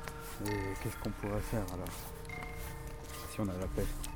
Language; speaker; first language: French; native; French